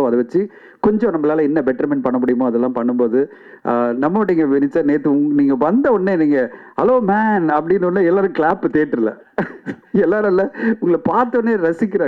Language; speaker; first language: Tamil; native; Tamil